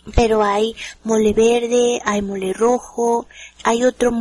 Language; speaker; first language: Spanish; native; Spanish